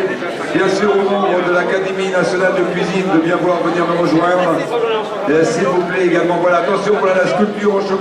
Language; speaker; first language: French; native; French